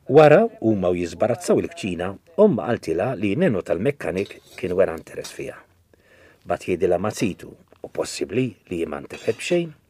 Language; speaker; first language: Maltese; native; Maltese